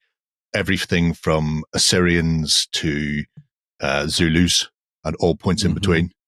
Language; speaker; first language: English; native; English